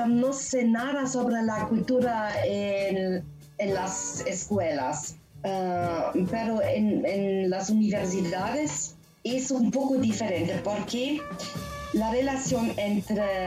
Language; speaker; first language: Spanish; non-native, learner; German